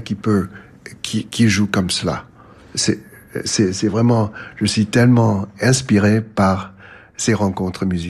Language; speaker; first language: French; non-native, fluent; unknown